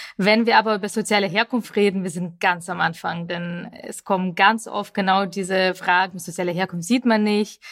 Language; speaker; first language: German; early bilingual, other home language; Russian